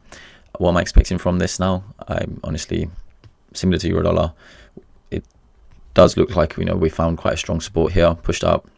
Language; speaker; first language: English; native; English